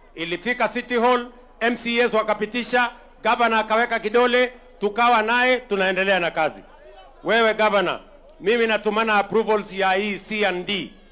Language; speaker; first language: Swahili; non-native, local second language; Kalenjin